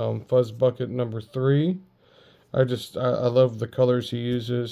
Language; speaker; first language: English; native; English